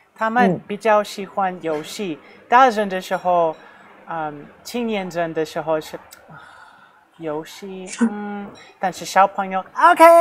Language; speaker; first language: Chinese; non-native, learner; English